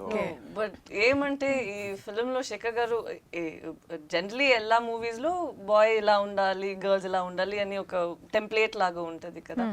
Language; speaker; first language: Telugu; non-native, local second language; Tamil